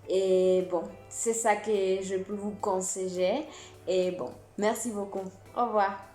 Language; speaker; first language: French; non-native, fluent; Spanish